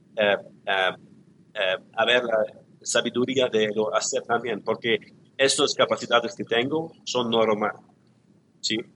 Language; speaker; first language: Spanish; non-native, learner; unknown